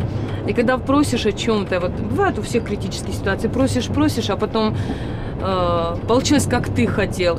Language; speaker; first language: Russian; native; Russian